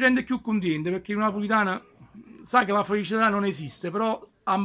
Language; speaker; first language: Italian; native; Italian